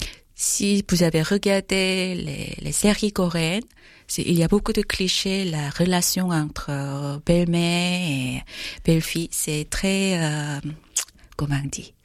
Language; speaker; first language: French; non-native, fluent; Korean